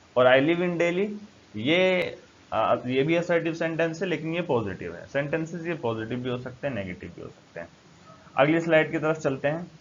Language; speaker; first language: Urdu; native; Urdu